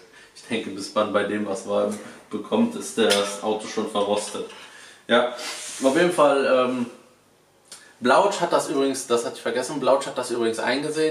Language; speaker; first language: German; native; German